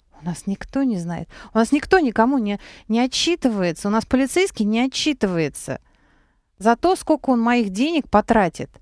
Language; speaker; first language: Russian; native; Russian